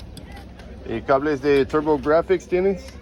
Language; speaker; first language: Spanish; early bilingual, heritage; English